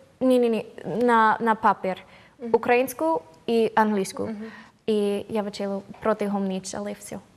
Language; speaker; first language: Ukrainian; non-native, learner; English